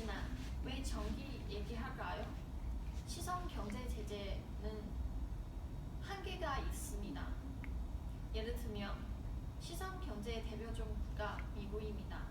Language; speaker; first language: Korean; non-native, learner; Chinese